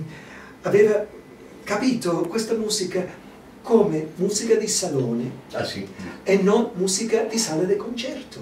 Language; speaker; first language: Italian; non-native, fluent; English